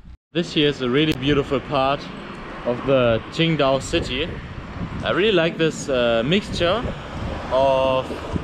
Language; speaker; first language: English; non-native, fluent; German